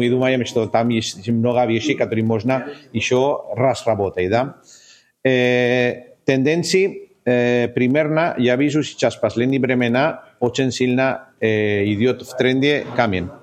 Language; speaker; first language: Russian; non-native, fluent; Spanish